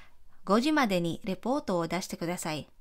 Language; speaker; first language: Japanese; non-native, fluent; Filipino